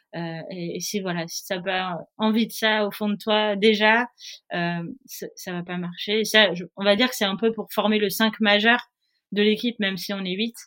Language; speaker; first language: French; native; French